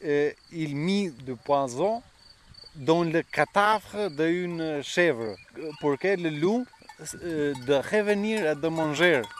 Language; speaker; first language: French; non-native, fluent; Albanian